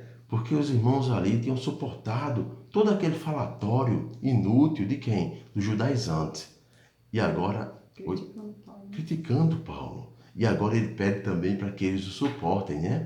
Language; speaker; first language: Portuguese; native; Portuguese